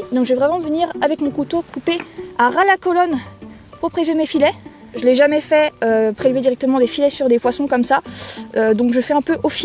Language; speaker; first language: French; native; French